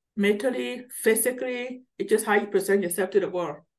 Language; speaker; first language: English; early bilingual, other home language; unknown